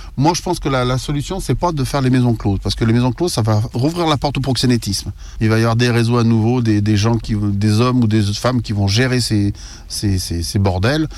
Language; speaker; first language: French; native; French